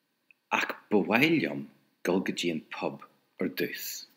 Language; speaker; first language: Irish; non-native, local second language; English